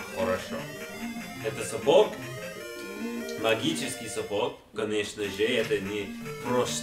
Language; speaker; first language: Russian; non-native, learner; English